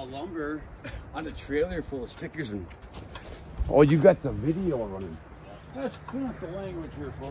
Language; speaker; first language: English; native; English